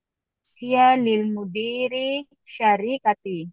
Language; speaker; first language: Arabic; non-native, learner; Indonesian